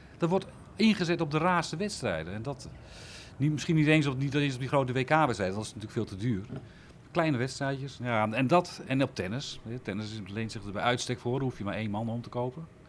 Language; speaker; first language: Dutch; native; Dutch